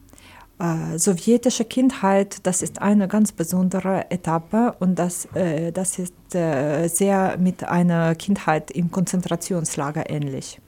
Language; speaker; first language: German; non-native, fluent; Ukrainian